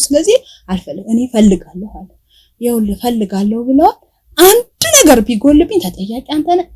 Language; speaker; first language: Amharic; native; Amharic